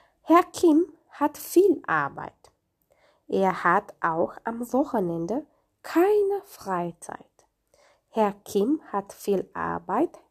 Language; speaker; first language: German; non-native, fluent; Romanian